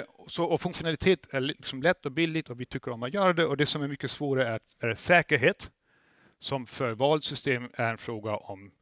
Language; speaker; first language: Swedish; non-native, fluent; German